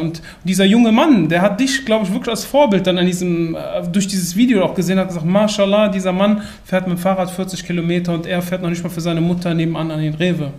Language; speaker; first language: German; native; German